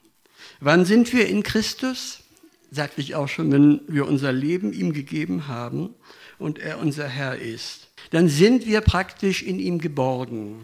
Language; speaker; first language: German; native; German